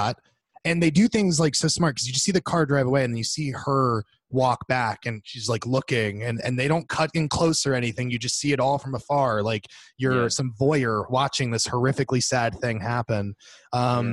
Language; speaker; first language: English; native; English